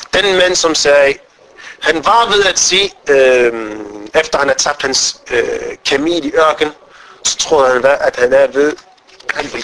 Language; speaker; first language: Danish; non-native, fluent; Arabic